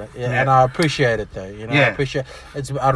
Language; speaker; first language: English; non-native, local second language; Fijian